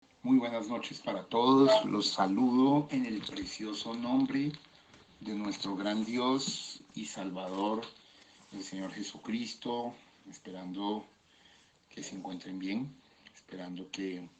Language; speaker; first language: Spanish; native; Spanish